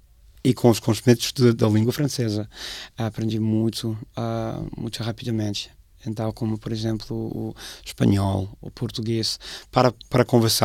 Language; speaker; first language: Portuguese; non-native, fluent; English